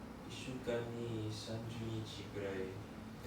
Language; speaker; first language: Japanese; non-native, learner; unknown